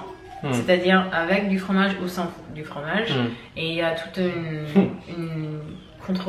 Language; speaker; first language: French; non-native, fluent; English